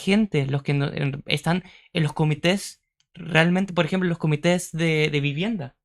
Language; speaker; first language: Spanish; native; Spanish